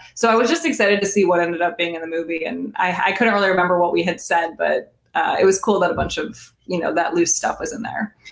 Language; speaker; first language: English; native; English